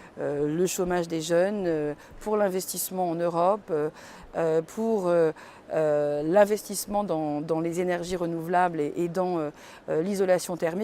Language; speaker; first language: French; native; French